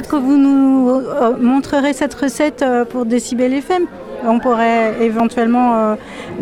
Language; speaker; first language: French; native; French